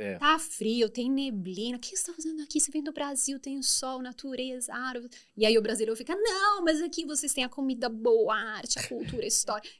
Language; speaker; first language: Portuguese; non-native, fluent; Italian